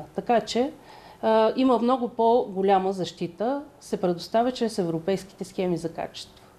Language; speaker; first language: Bulgarian; native; Bulgarian